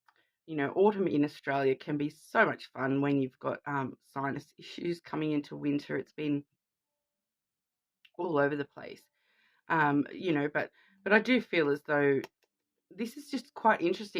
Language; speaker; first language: English; native; English